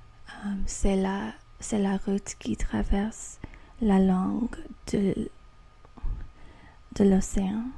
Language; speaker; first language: French; non-native, learner; English